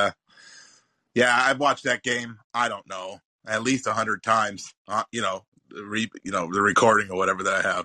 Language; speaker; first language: English; native; English